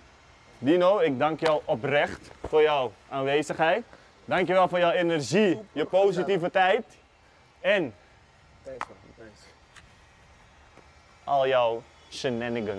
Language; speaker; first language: Dutch; native; Dutch